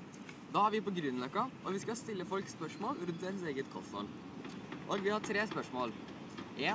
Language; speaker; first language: Norwegian; native; Norwegian